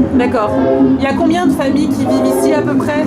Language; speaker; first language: French; native; French